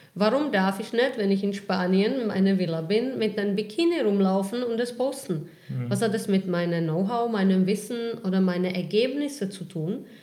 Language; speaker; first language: German; non-native, fluent; Czech